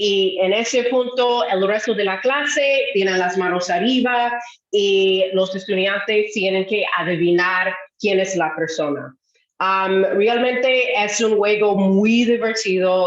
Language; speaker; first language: Spanish; non-native, fluent; English